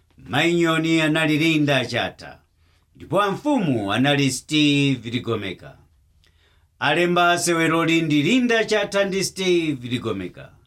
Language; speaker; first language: Nyanja; native; Nyanja